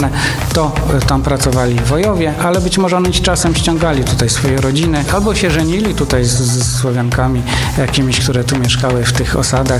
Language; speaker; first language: Polish; native; Polish